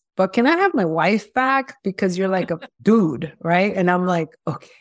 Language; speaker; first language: English; early bilingual, other home language; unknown